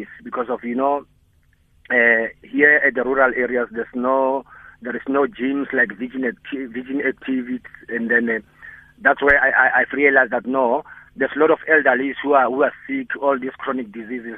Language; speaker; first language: English; non-native, local second language; Tswana